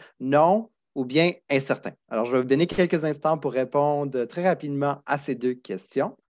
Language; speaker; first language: French; native; French